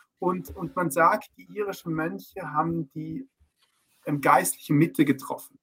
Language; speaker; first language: German; early bilingual, heritage; German